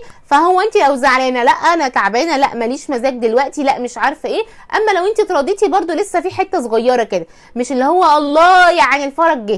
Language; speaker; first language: Arabic; native; Arabic